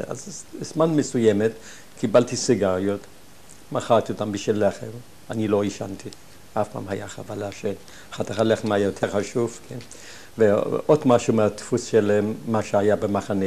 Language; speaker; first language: Hebrew; non-native, fluent; German